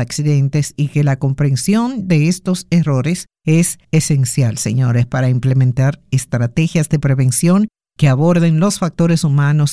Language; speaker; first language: Spanish; native; Spanish